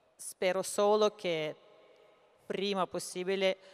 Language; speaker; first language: Italian; non-native, fluent; Russian